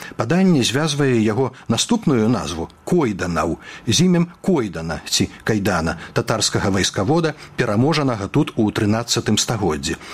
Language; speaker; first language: Belarusian; native; Belarusian